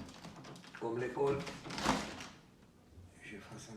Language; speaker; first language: French; non-native, learner; Georgian